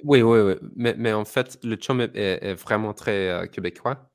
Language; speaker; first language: French; non-native, learner; English